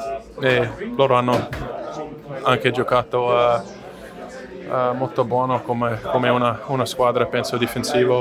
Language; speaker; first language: Italian; non-native, learner; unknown